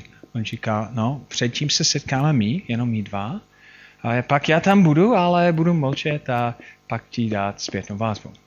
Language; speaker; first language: Czech; non-native, fluent; English